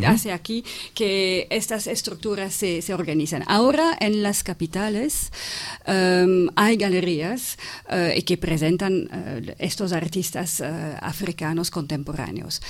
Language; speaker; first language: Spanish; non-native, fluent; French